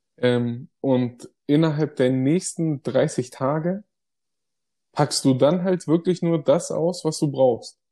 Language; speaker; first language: German; early bilingual, other home language; Greek